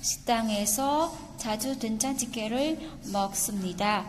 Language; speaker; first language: Korean; non-native, fluent; Vietnamese